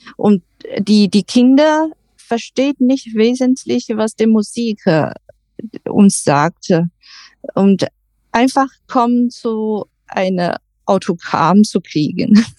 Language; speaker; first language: German; non-native, learner; Chinese